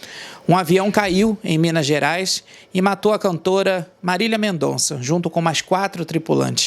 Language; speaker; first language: Portuguese; native; Portuguese